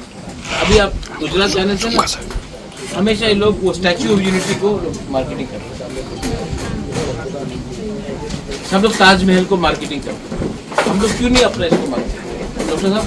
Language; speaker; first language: Hindi; non-native, local second language; Kok Borok